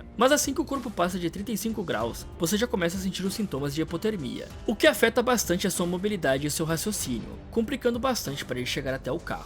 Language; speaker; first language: Portuguese; native; Portuguese